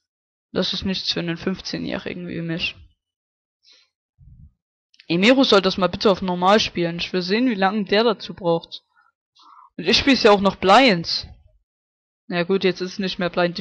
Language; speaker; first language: German; native; German